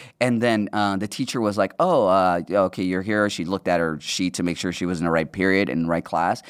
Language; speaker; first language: English; early bilingual, other home language; Spanish